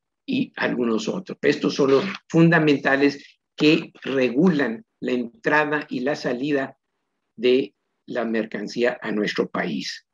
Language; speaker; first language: Spanish; native; Spanish